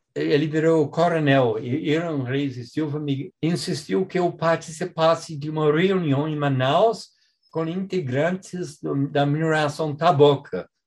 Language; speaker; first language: Portuguese; non-native, fluent; English